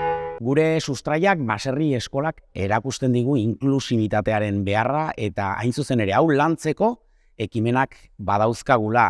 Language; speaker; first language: Basque; native; Basque